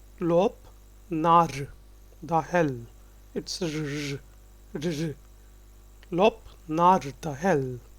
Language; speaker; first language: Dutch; non-native, learner; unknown